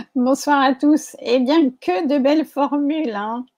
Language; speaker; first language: French; native; French